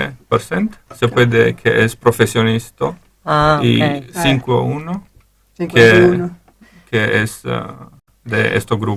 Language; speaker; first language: Spanish; non-native, learner; Romanian